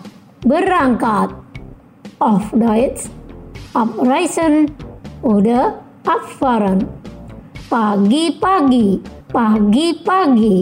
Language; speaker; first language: German; non-native, fluent; Indonesian